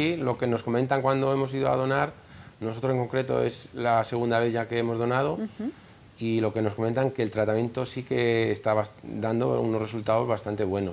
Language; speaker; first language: Spanish; native; Spanish